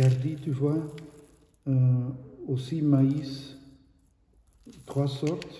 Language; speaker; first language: French; non-native, local second language; Dutch